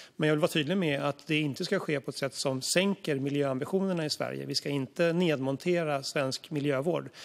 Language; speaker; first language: Swedish; native; Swedish